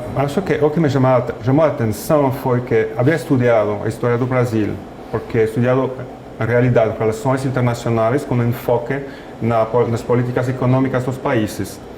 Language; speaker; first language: Portuguese; non-native, fluent; French